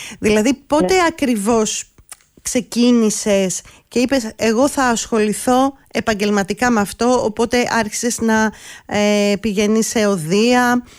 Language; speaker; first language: Greek; native; Greek